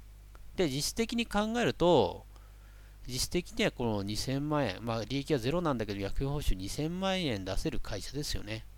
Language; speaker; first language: Japanese; native; Japanese